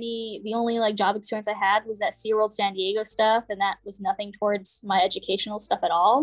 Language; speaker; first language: English; native; English